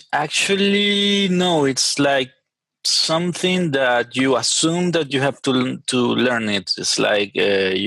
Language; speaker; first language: English; non-native, fluent; Spanish